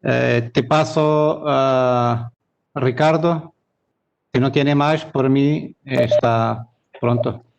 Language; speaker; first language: Spanish; non-native, learner; Portuguese